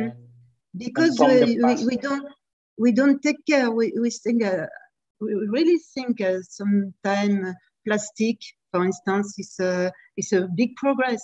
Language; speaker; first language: English; non-native, fluent; French